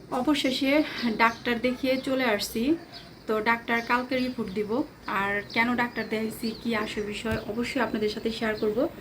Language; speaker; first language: Bangla; early bilingual, heritage; Bangla